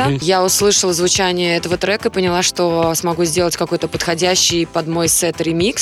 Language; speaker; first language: Russian; native; Russian